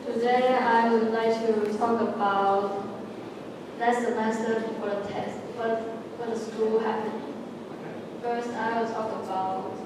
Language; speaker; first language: English; non-native, learner; Chinese